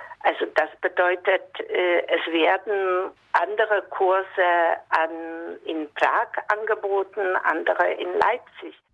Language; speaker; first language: German; non-native, fluent; Polish